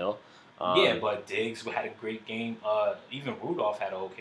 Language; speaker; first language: English; native; English